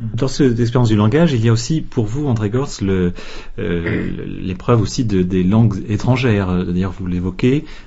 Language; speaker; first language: French; native; French